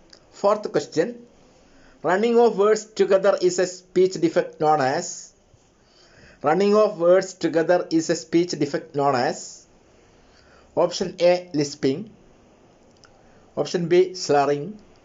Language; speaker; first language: English; non-native, local second language; Malayalam